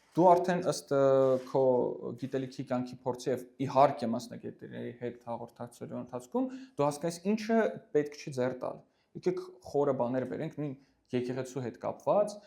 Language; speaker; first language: Armenian; early bilingual, heritage; Armenian